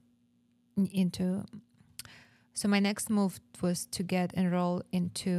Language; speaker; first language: English; non-native, fluent; Russian